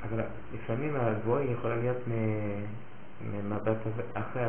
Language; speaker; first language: Hebrew; non-native, fluent; French